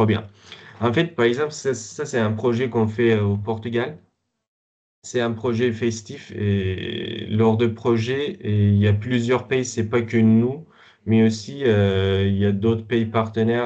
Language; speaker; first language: French; non-native, fluent; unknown